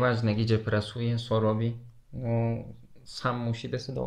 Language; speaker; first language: Polish; non-native, learner; Turkish